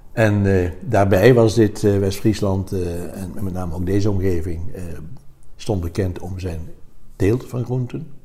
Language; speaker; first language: Dutch; native; Dutch